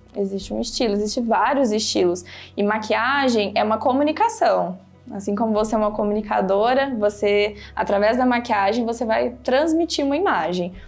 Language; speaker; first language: Portuguese; native; Portuguese